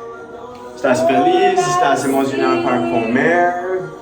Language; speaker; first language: Spanish; non-native, learner; English